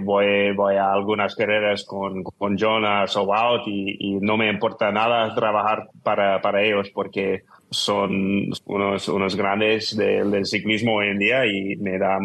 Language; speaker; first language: Spanish; non-native, fluent; English